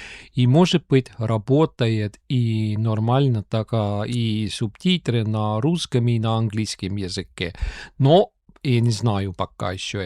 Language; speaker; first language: Russian; non-native, local second language; Estonian